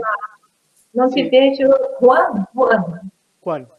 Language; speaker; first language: Spanish; non-native, learner; Portuguese